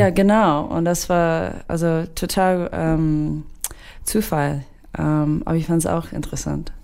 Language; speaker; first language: German; non-native, fluent; English